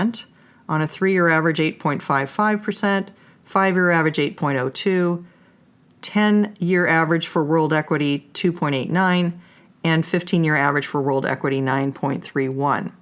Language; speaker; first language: English; native; English